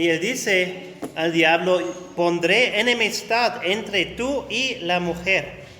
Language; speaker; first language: Spanish; non-native, fluent; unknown